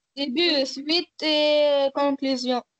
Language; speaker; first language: French; non-native, learner; Arabic